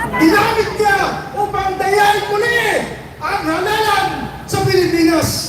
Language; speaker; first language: Filipino; non-native, local second language; Iloko